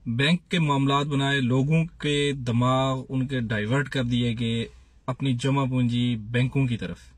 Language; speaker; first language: Urdu; non-native, local second language; Punjabi